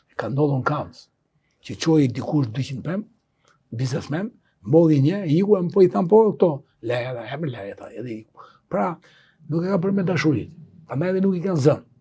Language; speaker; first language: Albanian; native; Albanian